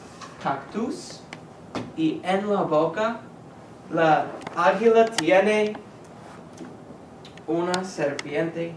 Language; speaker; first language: Spanish; non-native, fluent; English